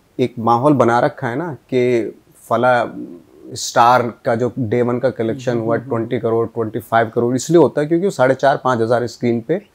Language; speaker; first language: Hindi; native; Hindi